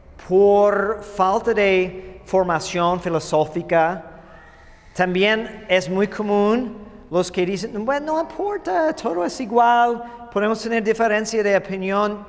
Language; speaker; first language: Spanish; non-native, fluent; English